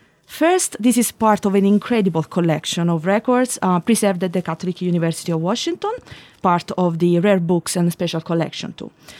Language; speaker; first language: English; non-native, fluent; Italian